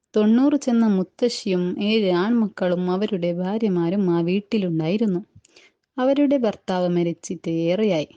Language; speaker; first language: Malayalam; native; Malayalam